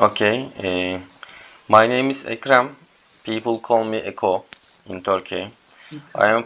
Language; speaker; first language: English; non-native, learner; Turkish